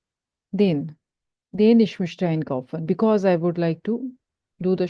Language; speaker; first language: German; non-native, fluent; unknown